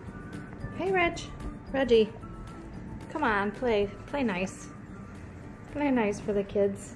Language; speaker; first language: English; native; English